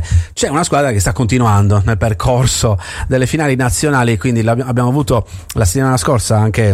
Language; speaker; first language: Italian; native; Italian